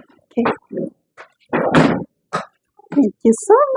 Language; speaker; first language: English; non-native, fluent; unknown